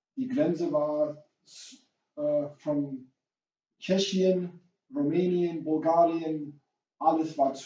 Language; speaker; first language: German; non-native, fluent; English